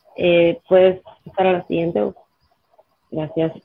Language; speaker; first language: Spanish; native; Spanish